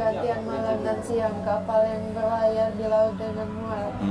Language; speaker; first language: Indonesian; non-native, fluent; Finnish